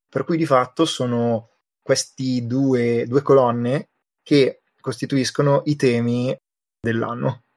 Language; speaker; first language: Italian; native; Italian